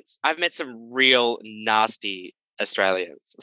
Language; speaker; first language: English; native; English